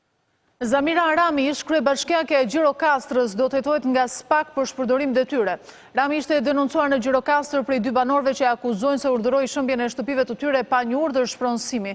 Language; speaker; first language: Albanian; native; Albanian